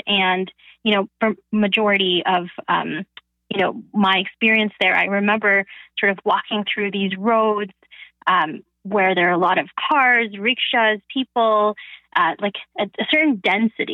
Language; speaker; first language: English; non-native, fluent; Bangla